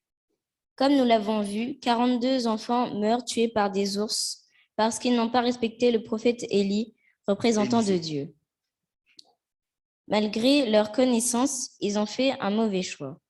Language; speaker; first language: French; native; French